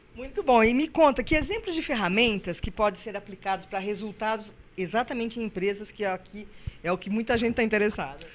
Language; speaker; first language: Portuguese; native; Portuguese